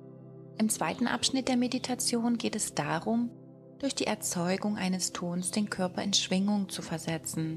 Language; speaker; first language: German; native; German